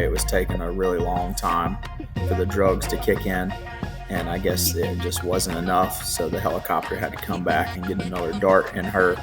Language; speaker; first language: English; native; English